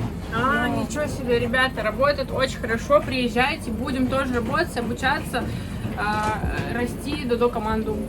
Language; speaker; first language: Russian; native; Russian